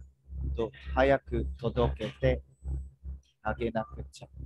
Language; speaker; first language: Japanese; non-native, learner; English